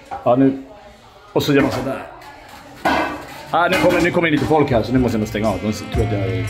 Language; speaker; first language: Swedish; native; Swedish